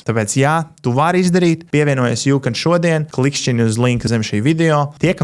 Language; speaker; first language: Latvian; native; Latvian